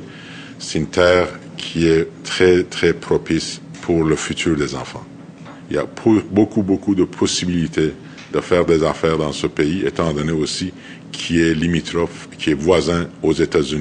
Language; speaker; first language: French; non-native, fluent; Persian